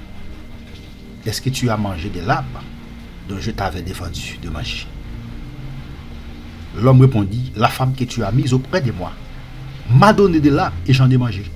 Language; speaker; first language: French; non-native, local second language; Haitian Creole